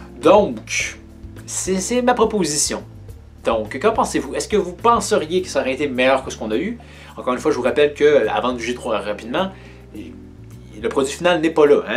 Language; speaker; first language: French; native; French